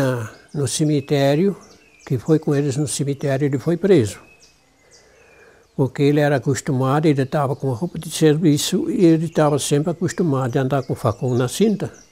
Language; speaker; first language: Portuguese; non-native, local second language; German